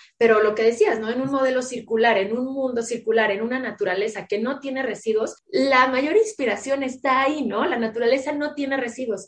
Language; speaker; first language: Spanish; native; Spanish